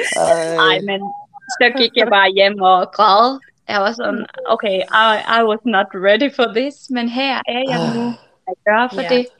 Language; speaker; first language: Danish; non-native, fluent; Finnish